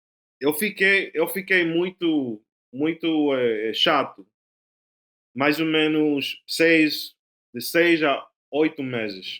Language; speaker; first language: Portuguese; non-native, fluent; Spanish